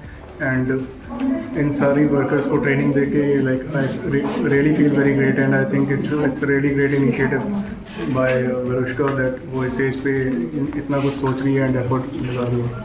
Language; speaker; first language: Hindi; native; Hindi